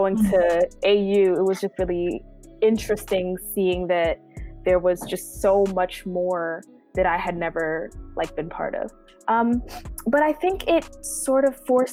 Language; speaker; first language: English; native; English